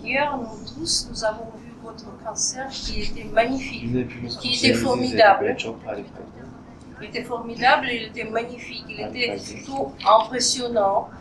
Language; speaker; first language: French; non-native, fluent; Russian